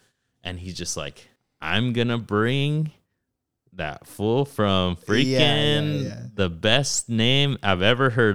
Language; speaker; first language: English; early bilingual, other home language; Spanish